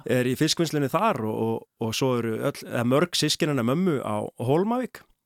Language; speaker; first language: Icelandic; native; Icelandic